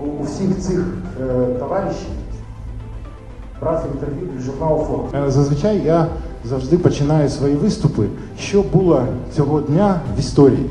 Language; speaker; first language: Ukrainian; non-native, local second language; Russian